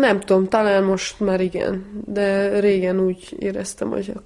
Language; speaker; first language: Hungarian; early bilingual, heritage; Hungarian